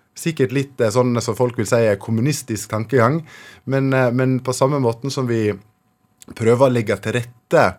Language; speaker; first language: Norwegian; native; Norwegian